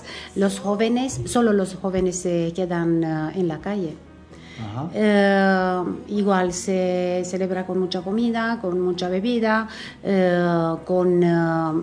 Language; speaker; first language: Spanish; non-native, fluent; Romanian